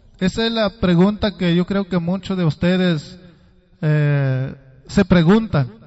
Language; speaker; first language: Spanish; non-native, local second language; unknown